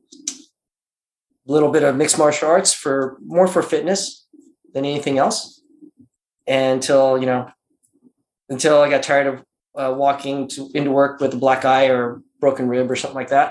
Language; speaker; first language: English; native; English